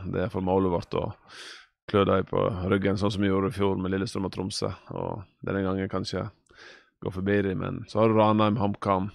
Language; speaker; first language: Norwegian; native; Norwegian